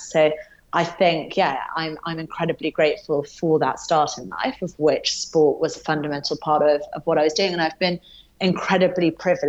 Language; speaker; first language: English; native; English